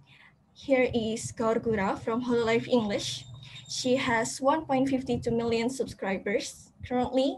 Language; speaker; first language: English; non-native, fluent; Indonesian